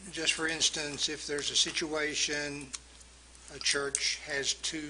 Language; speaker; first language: English; non-native, fluent; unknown